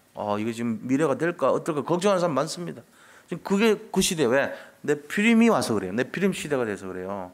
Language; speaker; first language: Korean; native; Korean